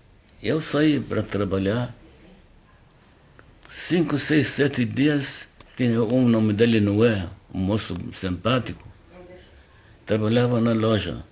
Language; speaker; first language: Portuguese; non-native, learner; Arabic